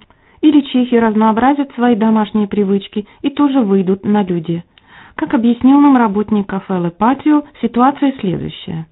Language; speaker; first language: Russian; native; Russian